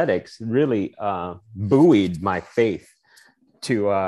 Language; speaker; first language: English; non-native, local second language; Filipino